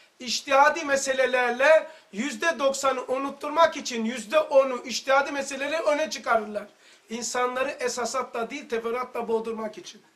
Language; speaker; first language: Turkish; native; Turkish